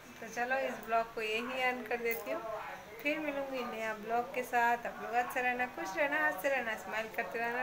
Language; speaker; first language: Hindi; non-native, local second language; Bangla